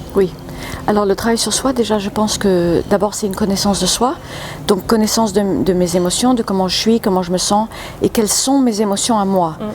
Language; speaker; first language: French; early bilingual, other home language; English